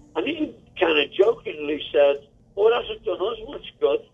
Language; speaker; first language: English; native; English